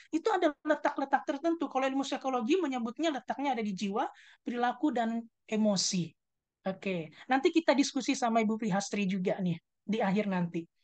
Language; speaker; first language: Indonesian; native; Indonesian